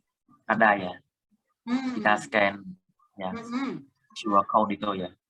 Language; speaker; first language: Indonesian; non-native, learner; Khmer